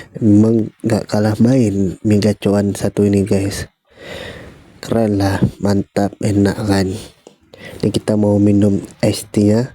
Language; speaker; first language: Indonesian; native; Indonesian